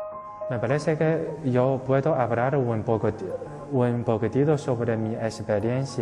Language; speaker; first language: Spanish; non-native, fluent; Chinese